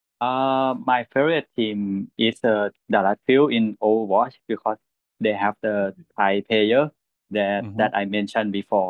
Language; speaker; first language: English; non-native, learner; Thai